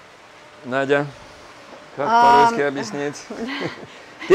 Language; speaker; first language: Russian; non-native, fluent; English